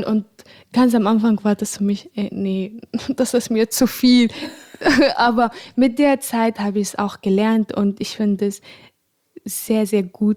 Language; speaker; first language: German; non-native, fluent; Arabic